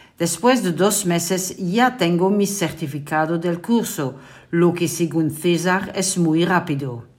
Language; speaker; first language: Spanish; non-native, fluent; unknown